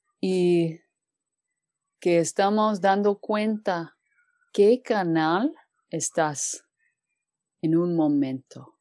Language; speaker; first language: Spanish; non-native, fluent; English